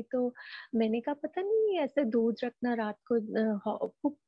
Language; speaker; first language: Hindi; native; Hindi